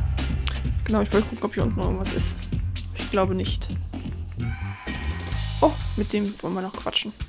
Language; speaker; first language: German; native; German